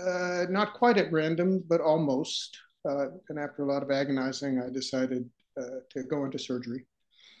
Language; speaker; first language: English; native; English